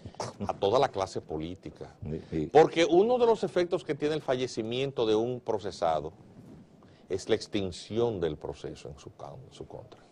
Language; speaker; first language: Spanish; native; Spanish